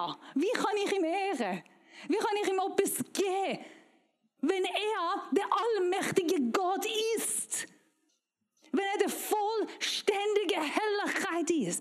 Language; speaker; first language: German; non-native, learner; Persian